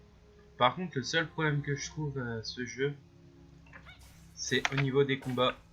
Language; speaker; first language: French; native; French